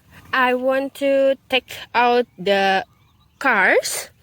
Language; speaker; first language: English; non-native, learner; Indonesian